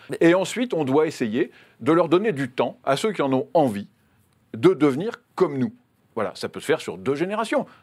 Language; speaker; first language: French; native; French